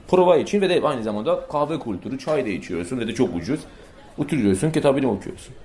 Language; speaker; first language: Turkish; non-native, fluent; Persian